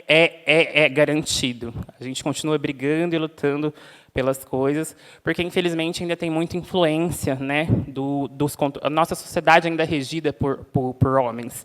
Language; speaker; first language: Portuguese; native; Portuguese